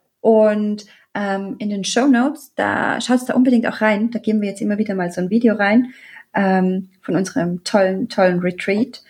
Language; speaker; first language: German; native; German